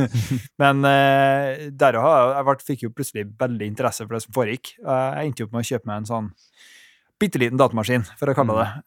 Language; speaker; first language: Norwegian; native; Norwegian